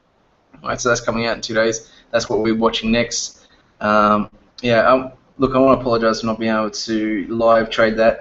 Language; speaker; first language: English; native; English